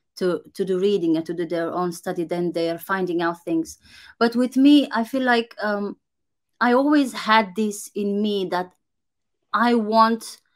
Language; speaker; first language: English; non-native, fluent; Romanian